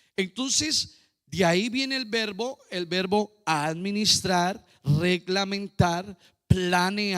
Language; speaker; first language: Spanish; native; Spanish